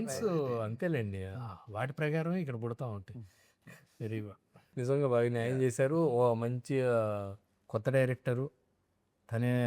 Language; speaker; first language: Telugu; native; Telugu